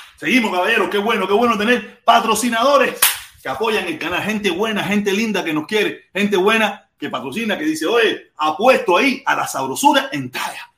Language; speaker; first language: Spanish; native; Spanish